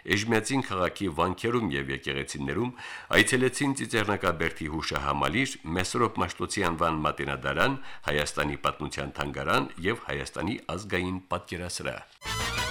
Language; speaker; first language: Armenian; native; Armenian